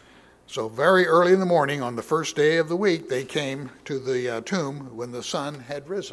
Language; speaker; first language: English; native; English